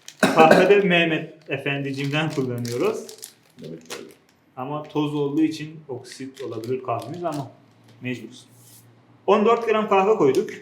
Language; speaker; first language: Turkish; non-native, fluent; Persian